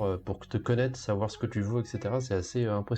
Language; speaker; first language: French; native; French